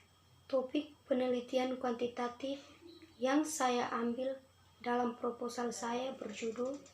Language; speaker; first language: Indonesian; non-native, local second language; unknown